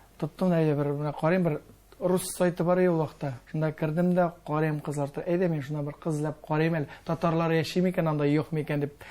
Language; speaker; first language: Tatar; early bilingual, heritage; Tatar